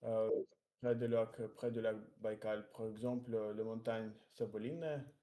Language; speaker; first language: French; non-native, learner; Russian